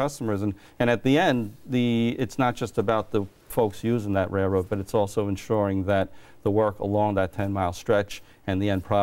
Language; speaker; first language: English; native; English